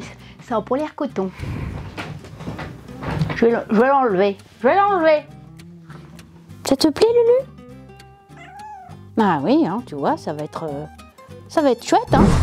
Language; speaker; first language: French; native; French